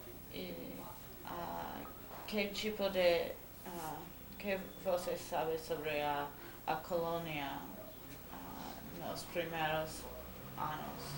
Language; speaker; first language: Portuguese; non-native, fluent; Spanish